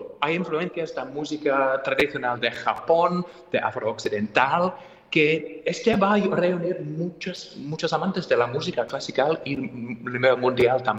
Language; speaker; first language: Spanish; non-native, fluent; English